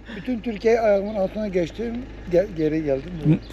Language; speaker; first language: Turkish; native; Turkish